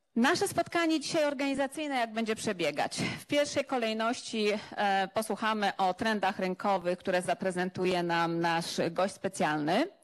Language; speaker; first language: Polish; native; Polish